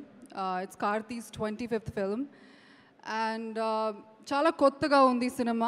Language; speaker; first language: Telugu; non-native, fluent; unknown